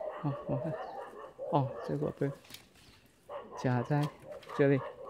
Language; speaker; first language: Chinese; early bilingual, heritage; Chinese